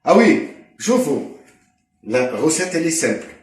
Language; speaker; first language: French; non-native, local second language; Arabic